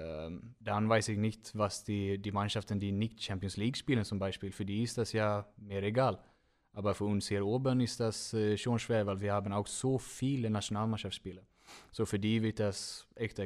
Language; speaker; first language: German; non-native, fluent; Swedish